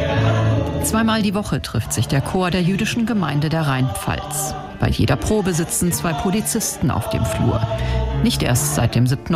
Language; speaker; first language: German; native; German